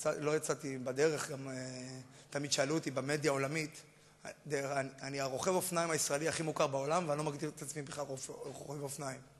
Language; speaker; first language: Hebrew; native; Hebrew